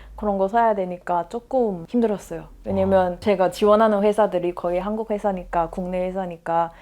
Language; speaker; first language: Korean; non-native, fluent; Malay